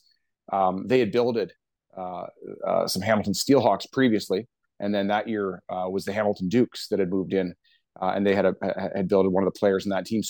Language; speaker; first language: English; native; English